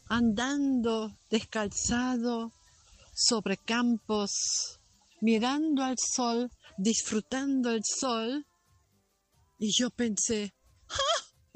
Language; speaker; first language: Spanish; non-native, local second language; German